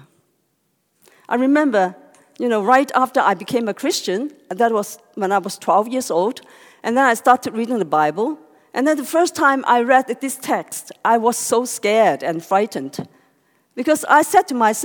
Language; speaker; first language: English; non-native, local second language; Cantonese